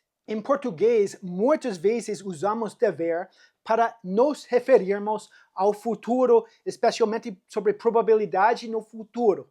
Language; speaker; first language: Portuguese; non-native, fluent; English